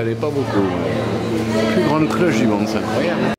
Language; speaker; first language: French; native; French